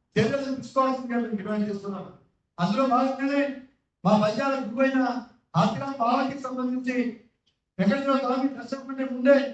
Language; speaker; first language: Telugu; non-native, local second language; Lambadi